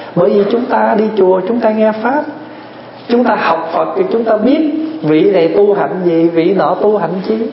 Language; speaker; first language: Vietnamese; native; Vietnamese